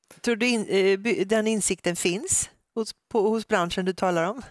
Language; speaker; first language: Swedish; native; Swedish